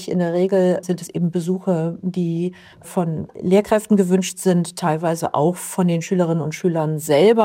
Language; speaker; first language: German; native; German